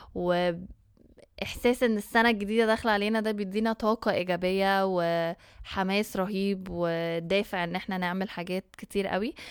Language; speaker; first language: Arabic; early bilingual, heritage; Arabic